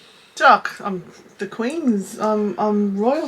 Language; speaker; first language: English; native; English